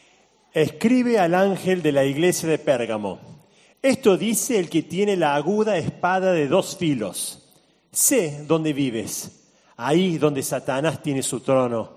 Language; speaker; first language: Spanish; native; Spanish